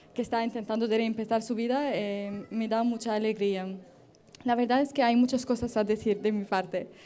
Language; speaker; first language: Spanish; non-native, fluent; Arabic